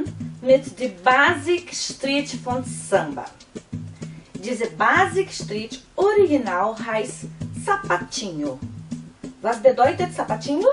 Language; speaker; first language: German; non-native, fluent; Portuguese